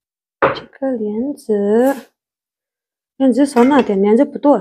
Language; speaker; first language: Chinese; non-native, fluent; Indonesian